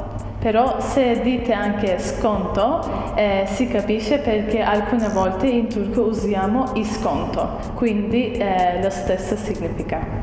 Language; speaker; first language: Italian; non-native, fluent; Turkish